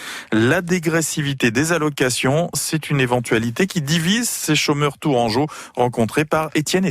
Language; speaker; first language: French; native; French